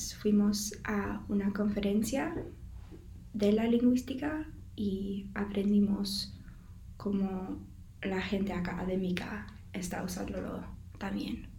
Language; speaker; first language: Spanish; non-native, fluent; English